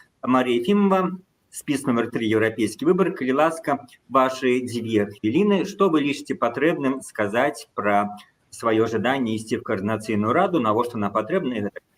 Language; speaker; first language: Belarusian; native; Belarusian